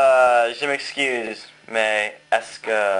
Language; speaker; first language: French; non-native, learner; English